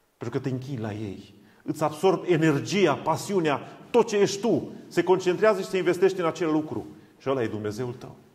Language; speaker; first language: Romanian; non-native, local second language; Hungarian